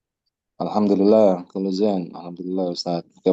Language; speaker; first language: Arabic; non-native, learner; Indonesian